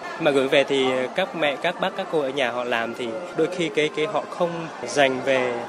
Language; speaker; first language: Vietnamese; non-native, local second language; Hmong